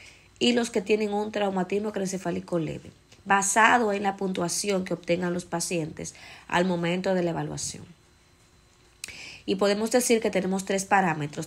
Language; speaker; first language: Spanish; native; Spanish